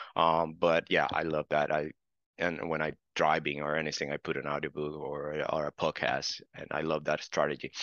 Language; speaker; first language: English; non-native, fluent; Spanish